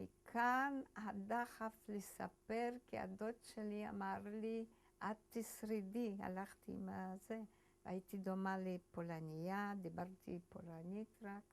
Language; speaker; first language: Hebrew; early bilingual, other home language; Polish